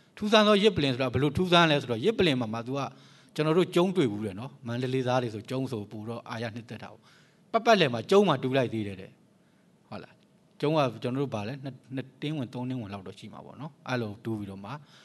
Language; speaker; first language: Burmese; non-native, local second language; Kachin